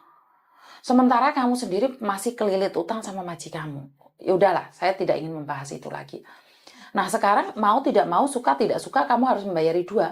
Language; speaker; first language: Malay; non-native, local second language; Javanese